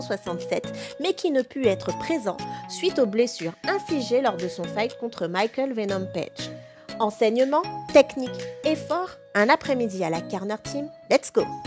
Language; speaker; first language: French; native; French